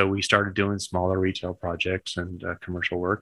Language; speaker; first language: English; native; English